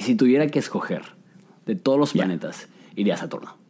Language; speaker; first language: Spanish; native; Spanish